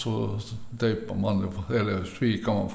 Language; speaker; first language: Swedish; early bilingual, other home language; Finnish